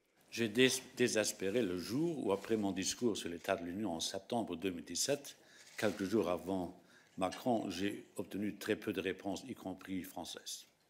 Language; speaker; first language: French; non-native, local second language; Luxembourgish